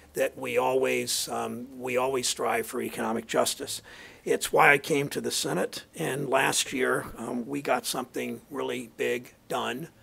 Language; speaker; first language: English; native; English